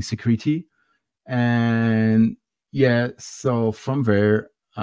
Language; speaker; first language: English; non-native, fluent; French